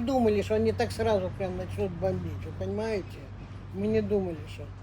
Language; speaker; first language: Russian; native; Russian